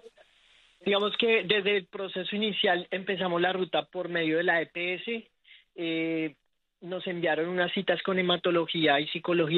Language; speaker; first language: Spanish; native; Spanish